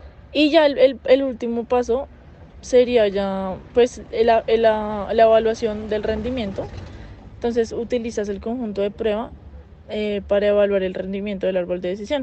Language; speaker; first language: Spanish; native; Spanish